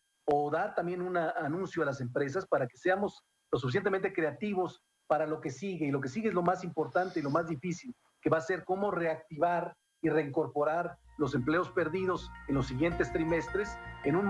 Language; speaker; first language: Spanish; native; Spanish